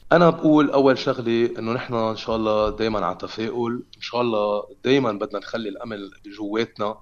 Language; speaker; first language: Arabic; native; Arabic